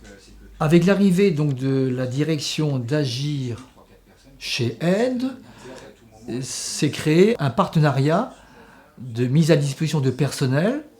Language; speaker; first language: French; native; French